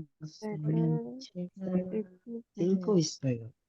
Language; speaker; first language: Korean; non-native, learner; Indonesian